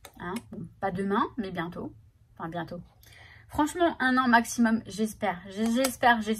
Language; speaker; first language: French; native; French